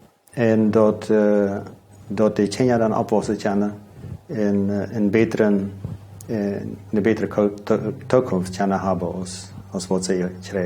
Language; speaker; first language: German; non-native, local second language; Plautdietsch